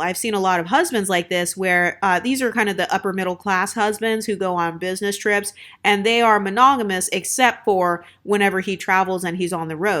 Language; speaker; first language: English; native; English